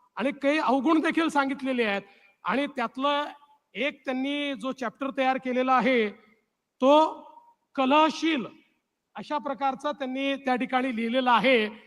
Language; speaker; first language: Marathi; native; Marathi